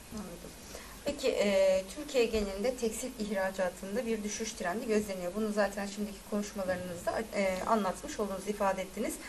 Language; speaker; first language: Turkish; native; Turkish